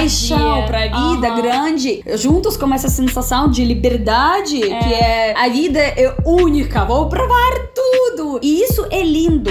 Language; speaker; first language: Portuguese; non-native, fluent; Russian